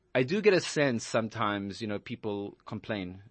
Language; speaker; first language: English; native; English